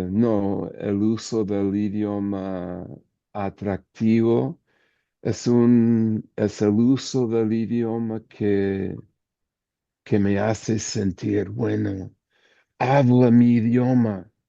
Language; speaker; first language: Spanish; non-native, fluent; English